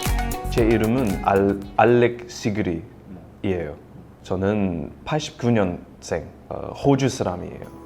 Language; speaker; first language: Korean; non-native, fluent; English